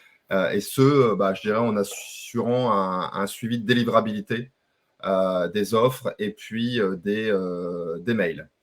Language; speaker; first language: French; native; French